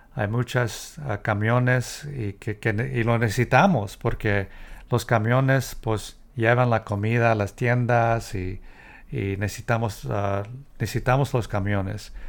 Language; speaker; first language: Spanish; early bilingual, heritage; Spanish